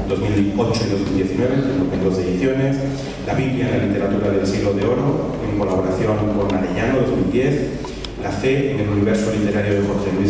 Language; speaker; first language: Spanish; native; Spanish